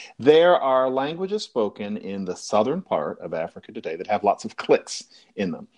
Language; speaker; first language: English; native; English